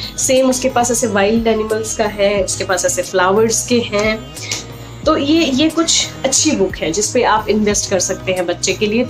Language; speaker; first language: Hindi; native; Hindi